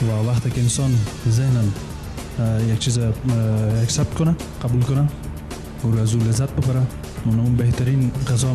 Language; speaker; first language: Persian; non-native, local second language; Pashto